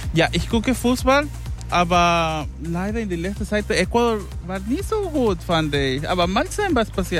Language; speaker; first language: German; non-native, fluent; Spanish